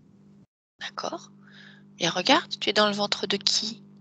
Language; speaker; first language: French; native; French